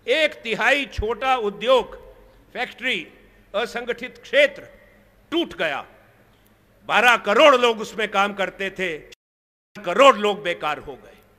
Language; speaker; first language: Hindi; native; Hindi